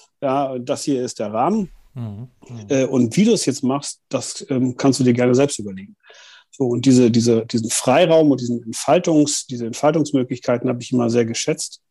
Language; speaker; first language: German; native; German